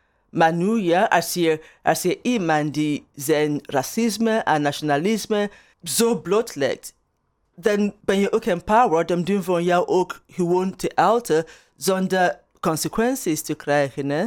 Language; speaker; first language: Dutch; non-native, fluent; Igbo